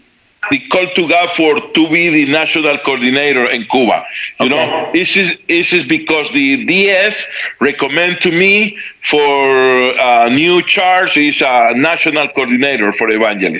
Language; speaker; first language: English; non-native, learner; Spanish